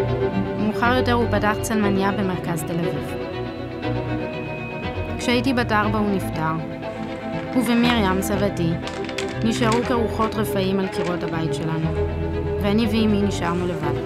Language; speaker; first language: Hebrew; native; Hebrew